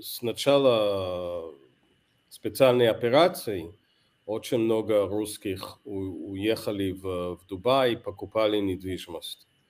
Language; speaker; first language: Russian; non-native, fluent; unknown